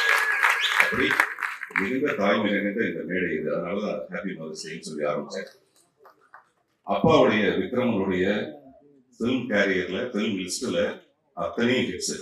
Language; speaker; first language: Tamil; native; Tamil